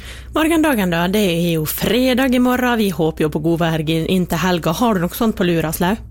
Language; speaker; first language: Norwegian; native; Norwegian